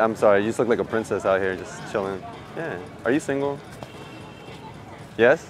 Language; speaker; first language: English; early bilingual, other home language; Spanish